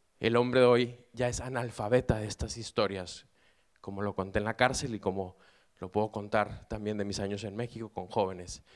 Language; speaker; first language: Spanish; native; Spanish